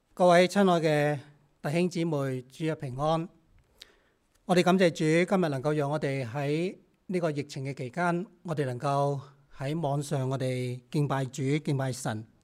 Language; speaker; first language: Chinese; non-native, local second language; Cantonese